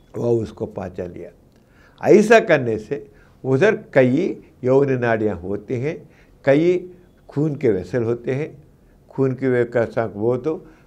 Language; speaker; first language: Hindi; non-native, local second language; Telugu